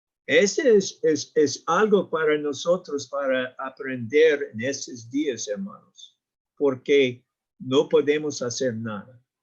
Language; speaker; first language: Spanish; non-native, learner; English